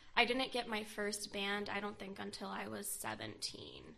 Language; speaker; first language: English; native; English